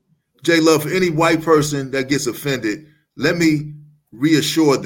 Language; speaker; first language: English; native; English